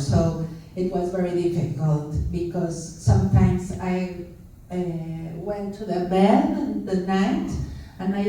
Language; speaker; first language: English; non-native, learner; Spanish